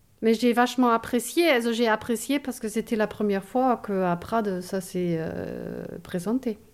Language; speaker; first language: French; non-native, fluent; German